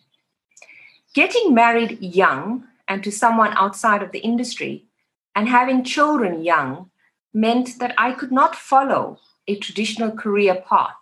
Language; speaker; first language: English; native; English